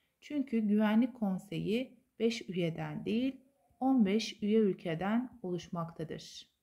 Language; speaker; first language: Turkish; native; Turkish